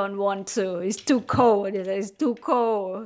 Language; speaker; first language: English; non-native, learner; Thai